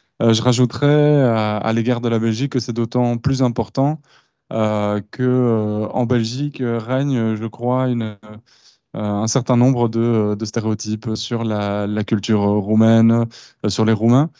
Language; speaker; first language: French; native; French